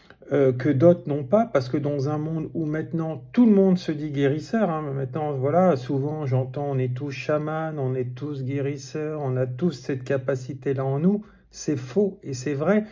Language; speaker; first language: French; native; French